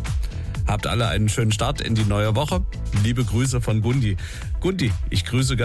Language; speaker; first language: German; native; German